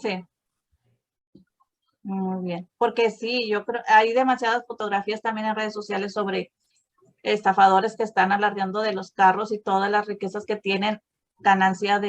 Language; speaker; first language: Spanish; native; Spanish